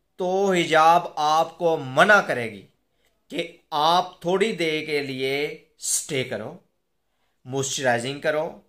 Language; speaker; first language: Urdu; non-native, local second language; Punjabi